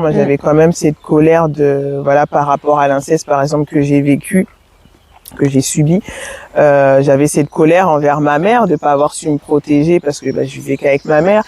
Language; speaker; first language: French; native; French